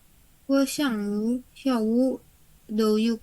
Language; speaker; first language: Chinese; non-native, learner; Indonesian